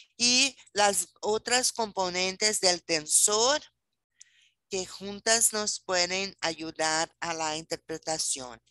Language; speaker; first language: Spanish; non-native, fluent; Portuguese